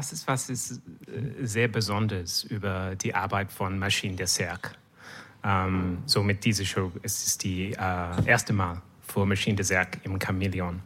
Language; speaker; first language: German; non-native, learner; English